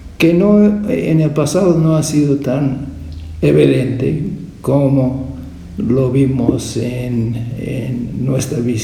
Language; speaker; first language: Spanish; non-native, fluent; English